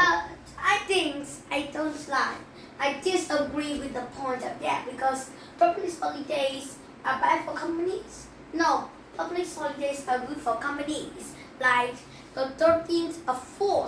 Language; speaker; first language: English; non-native, learner; Vietnamese